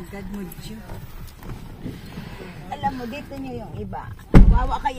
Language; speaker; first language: Filipino; native; Filipino